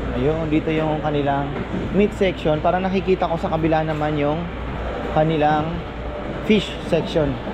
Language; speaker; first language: Filipino; native; Filipino